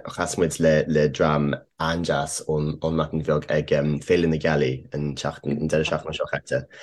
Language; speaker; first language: Irish; non-native, fluent; English